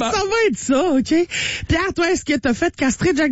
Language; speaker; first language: French; native; French